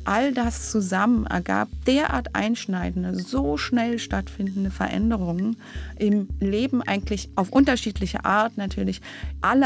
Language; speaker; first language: German; native; German